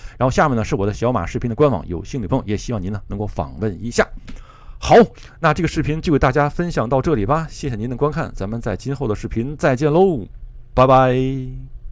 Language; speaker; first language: Chinese; native; Chinese